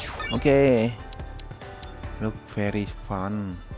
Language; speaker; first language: English; non-native, learner; Vietnamese